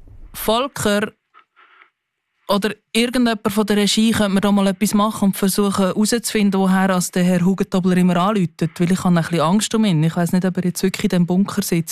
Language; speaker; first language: German; native; German